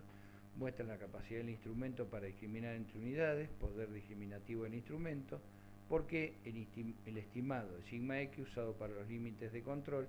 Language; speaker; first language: Spanish; native; Spanish